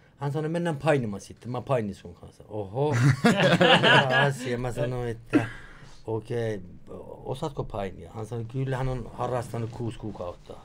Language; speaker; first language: Finnish; non-native, fluent; Persian